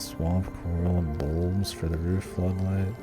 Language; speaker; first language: English; native; English